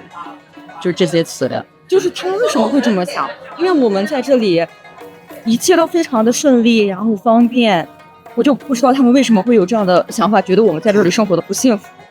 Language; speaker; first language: Chinese; non-native, local second language; Uyghur